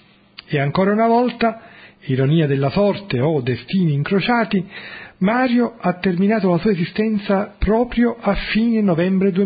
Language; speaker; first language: Italian; native; Italian